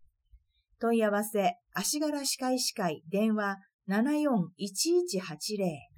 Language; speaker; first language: Japanese; native; Japanese